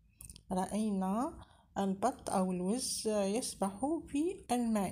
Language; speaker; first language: Arabic; native; Arabic